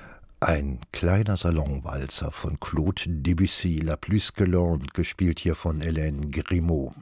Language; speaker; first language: German; native; German